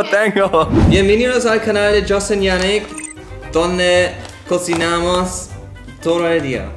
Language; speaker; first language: Spanish; non-native, learner; German